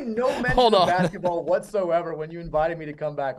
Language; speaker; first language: English; native; English